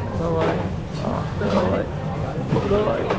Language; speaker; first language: Russian; non-native, learner; Turkish